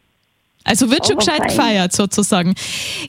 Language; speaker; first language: German; native; German